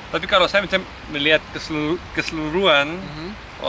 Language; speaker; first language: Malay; early bilingual, other home language; German